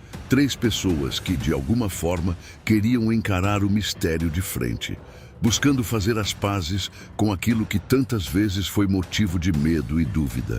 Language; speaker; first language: Portuguese; native; Portuguese